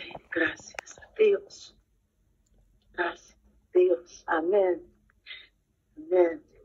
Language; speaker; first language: Spanish; non-native, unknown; English